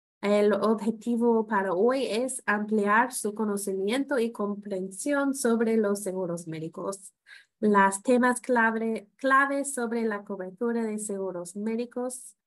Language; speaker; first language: Spanish; non-native, fluent; English